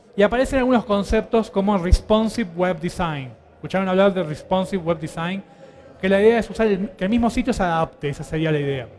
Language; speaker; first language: Spanish; native; Spanish